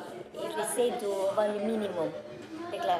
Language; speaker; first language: French; non-native, learner; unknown